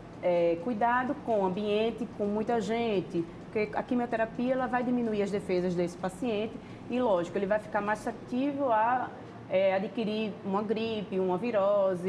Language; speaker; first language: Portuguese; native; Portuguese